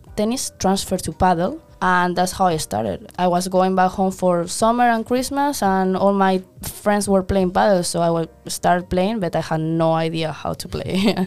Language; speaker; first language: English; non-native, fluent; Spanish